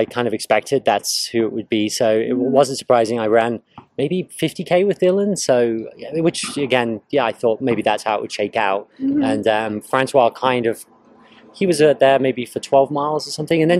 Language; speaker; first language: English; native; English